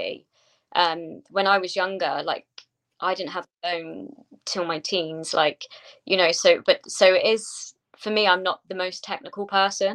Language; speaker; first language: English; native; English